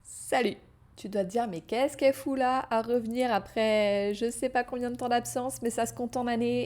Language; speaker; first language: French; native; French